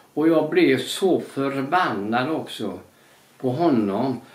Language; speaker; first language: Swedish; native; Swedish